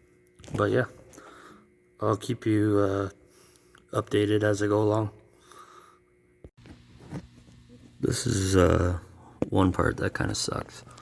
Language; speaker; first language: English; native; English